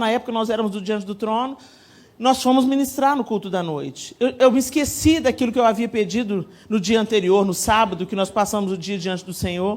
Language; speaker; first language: Portuguese; native; Portuguese